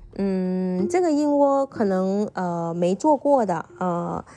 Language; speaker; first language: Chinese; non-native, fluent; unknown